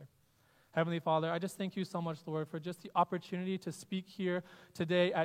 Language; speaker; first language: English; native; English